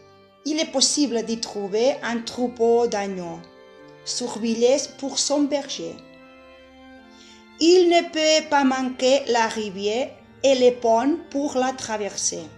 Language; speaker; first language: French; non-native, fluent; Catalan